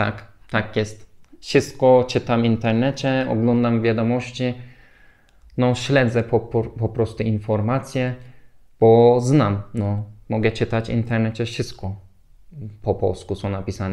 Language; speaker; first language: Polish; non-native, learner; Turkish